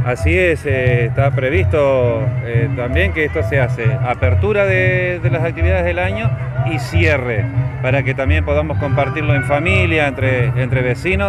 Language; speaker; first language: Spanish; native; Spanish